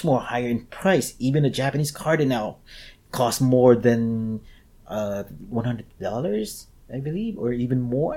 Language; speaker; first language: English; non-native, local second language; Filipino